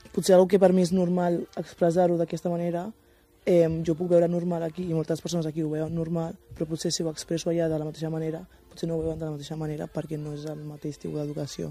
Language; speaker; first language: Catalan; early bilingual, other home language; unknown